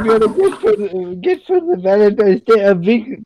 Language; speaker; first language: English; non-native, local second language; Nepali